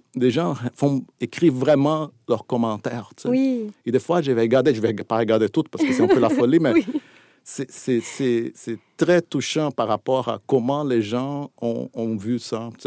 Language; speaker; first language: French; non-native, fluent; Portuguese